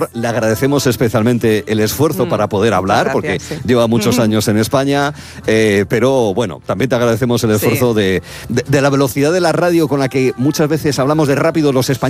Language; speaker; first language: Spanish; native; Spanish